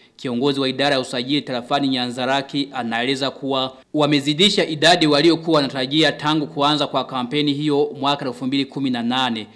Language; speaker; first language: Swahili; non-native, local second language; Rundi